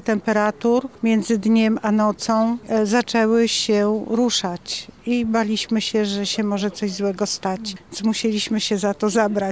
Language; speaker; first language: Polish; native; Polish